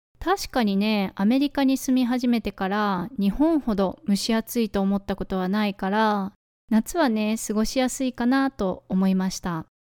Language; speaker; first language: Japanese; native; Japanese